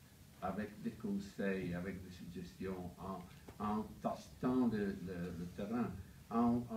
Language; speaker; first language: French; non-native, fluent; Italian